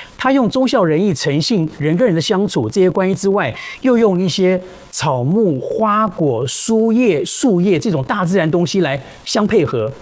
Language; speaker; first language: Chinese; native; Chinese